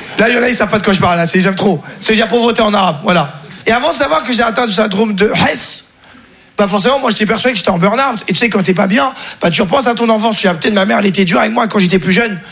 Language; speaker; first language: French; native; French